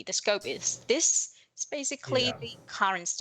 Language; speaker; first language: English; non-native, fluent; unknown